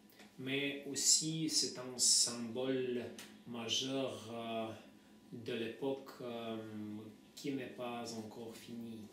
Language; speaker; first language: French; non-native, fluent; Russian